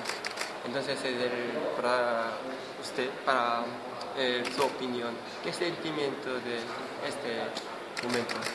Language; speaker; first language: Spanish; non-native, learner; Korean